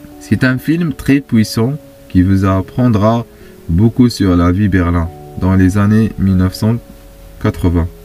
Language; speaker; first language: French; non-native, fluent; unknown